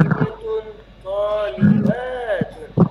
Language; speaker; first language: Arabic; non-native, fluent; Indonesian